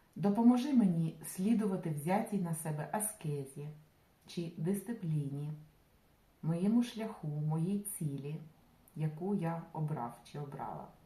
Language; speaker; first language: Ukrainian; non-native, local second language; Russian